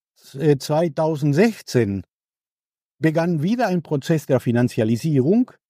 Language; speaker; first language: German; non-native, fluent; Spanish